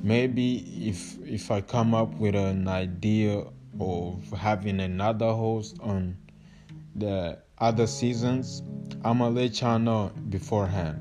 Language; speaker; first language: English; non-native, local second language; Kinyarwanda